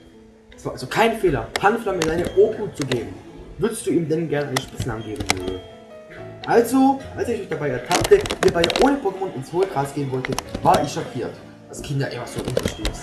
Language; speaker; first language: German; native; German